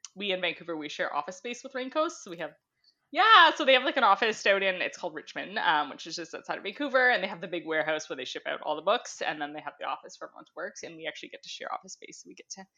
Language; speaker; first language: English; native; English